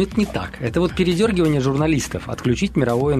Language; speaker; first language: Russian; native; Russian